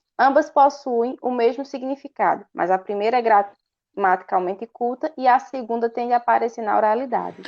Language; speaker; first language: Portuguese; native; Portuguese